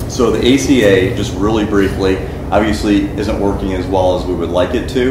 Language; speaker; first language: English; native; English